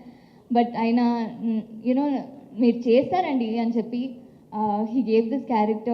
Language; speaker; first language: Telugu; non-native, local second language; Tamil